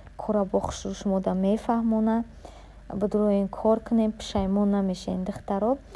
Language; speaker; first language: Tajik; native; Tajik